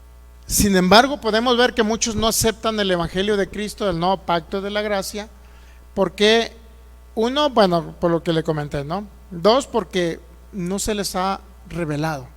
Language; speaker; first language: Spanish; native; Spanish